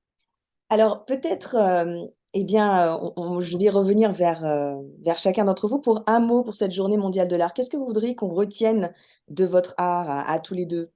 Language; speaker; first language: French; native; French